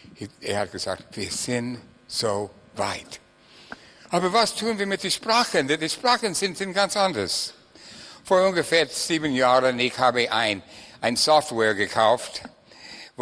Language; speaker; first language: German; non-native, fluent; English